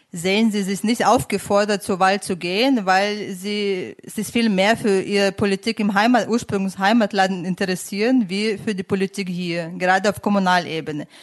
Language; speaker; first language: German; non-native, fluent; Ukrainian